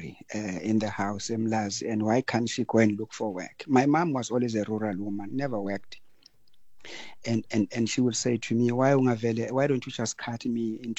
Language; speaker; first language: English; non-native, local second language; Zulu